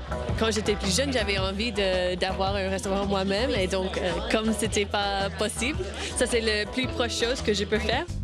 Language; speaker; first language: French; non-native, local second language; English